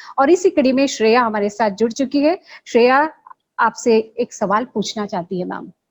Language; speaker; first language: Hindi; native; Hindi